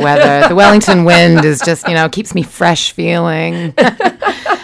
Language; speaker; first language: English; native; English